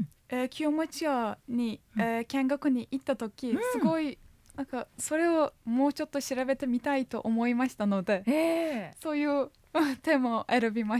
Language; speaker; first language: Japanese; non-native, fluent; Turkish